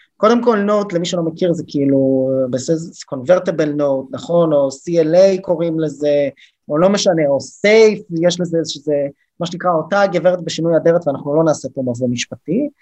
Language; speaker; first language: Hebrew; native; Hebrew